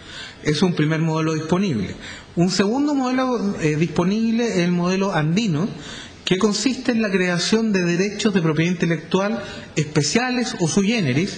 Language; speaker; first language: Spanish; native; Spanish